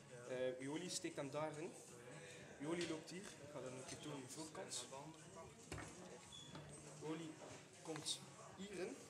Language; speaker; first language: Dutch; native; Dutch